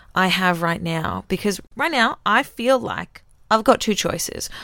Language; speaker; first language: English; native; English